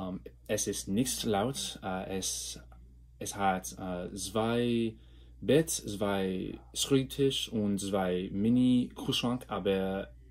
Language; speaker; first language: German; non-native, learner; English